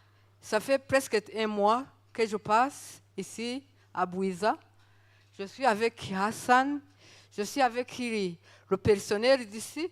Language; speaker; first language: French; non-native, local second language; Kinyarwanda